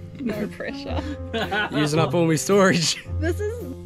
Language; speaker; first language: English; native; English